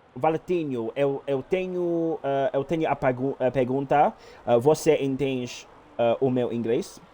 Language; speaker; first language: Portuguese; non-native, learner; English